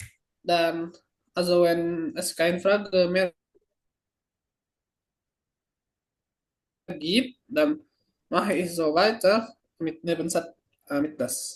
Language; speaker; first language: German; non-native, fluent; Indonesian